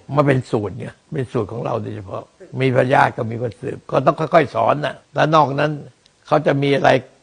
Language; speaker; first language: Thai; early bilingual, other home language; Min Nan Chinese